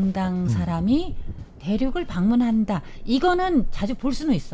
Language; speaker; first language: Korean; native; Korean